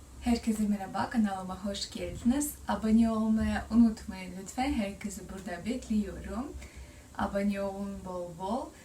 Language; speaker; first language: Turkish; non-native, learner; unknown